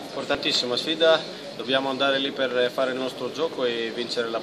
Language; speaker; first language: Italian; non-native, learner; Greek